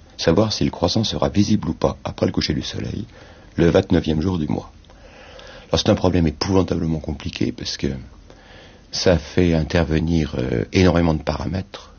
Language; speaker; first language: French; native; French